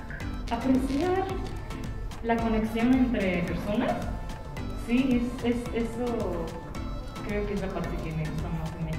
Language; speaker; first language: Spanish; non-native, fluent; Japanese